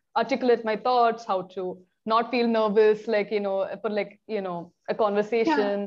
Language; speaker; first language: English; non-native, local second language; Malayalam